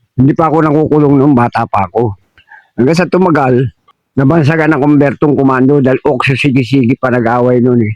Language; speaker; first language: Filipino; native; Filipino